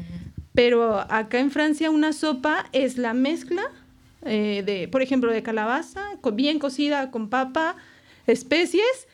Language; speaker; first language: Spanish; native; Spanish